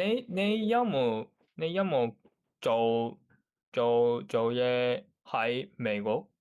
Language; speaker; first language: Cantonese; non-native, learner; Japanese